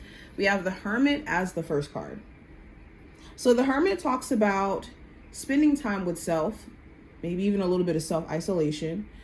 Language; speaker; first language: English; native; English